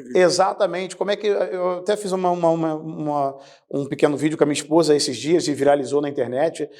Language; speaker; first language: Portuguese; native; Portuguese